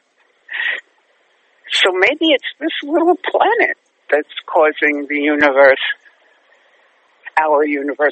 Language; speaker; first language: English; native; English